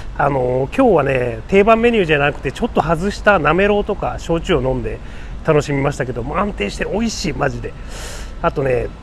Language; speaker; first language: Japanese; native; Japanese